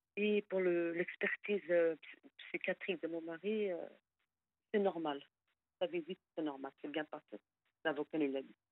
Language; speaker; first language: French; non-native, fluent; Arabic